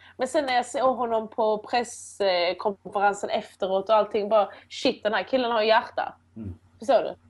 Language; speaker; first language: Swedish; early bilingual, other home language; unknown